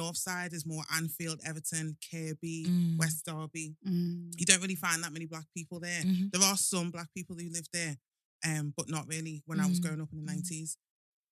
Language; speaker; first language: English; native; English